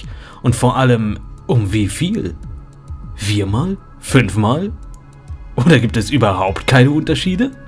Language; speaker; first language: German; native; German